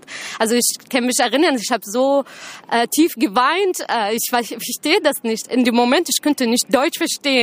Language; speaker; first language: German; non-native, learner; Arabic